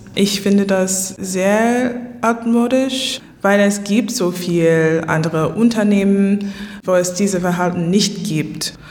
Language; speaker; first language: German; non-native, fluent; English